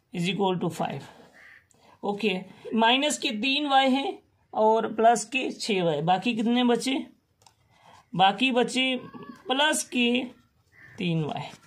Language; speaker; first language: Urdu; non-native, local second language; Sindhi